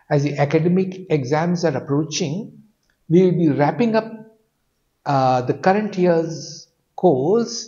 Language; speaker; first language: English; non-native, local second language; Malayalam